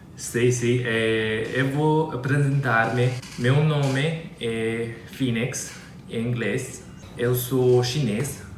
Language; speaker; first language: Portuguese; non-native, learner; Chinese